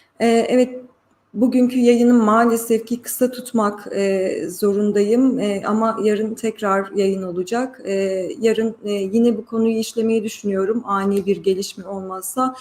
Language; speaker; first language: Turkish; native; Turkish